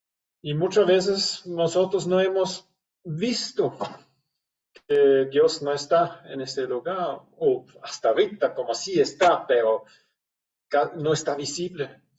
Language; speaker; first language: Spanish; non-native, fluent; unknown